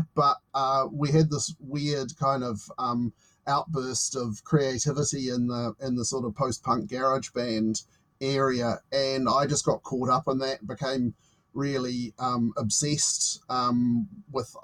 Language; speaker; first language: English; native; English